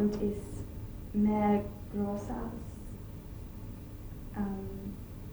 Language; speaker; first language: German; non-native, learner; English